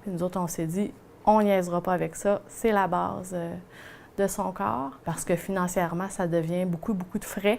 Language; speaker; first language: French; native; French